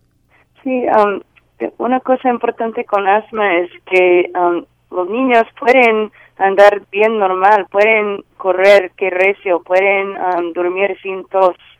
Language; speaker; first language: Spanish; non-native, learner; English